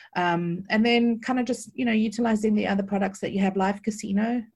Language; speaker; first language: English; native; English